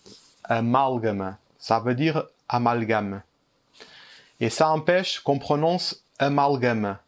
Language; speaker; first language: French; early bilingual, heritage; Portuguese